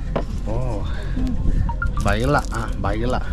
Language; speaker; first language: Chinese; non-native, learner; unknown